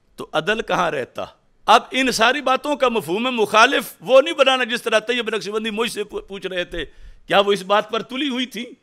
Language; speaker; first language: Urdu; non-native, local second language; Punjabi